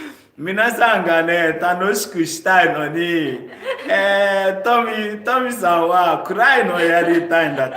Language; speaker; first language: Japanese; non-native, learner; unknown